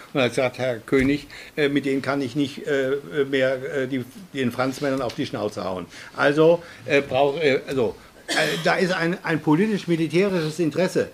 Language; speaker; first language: German; native; German